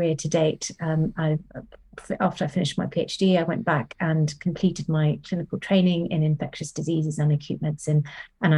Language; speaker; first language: English; non-native, local second language; Tamil